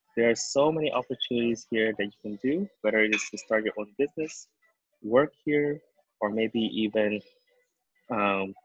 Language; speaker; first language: English; non-native, fluent; Indonesian